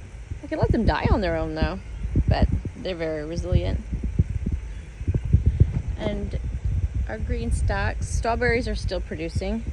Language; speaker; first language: English; native; English